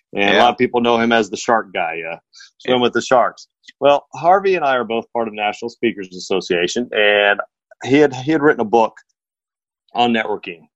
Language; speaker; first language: English; native; English